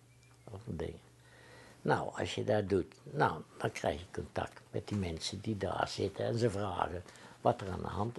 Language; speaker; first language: Dutch; native; Dutch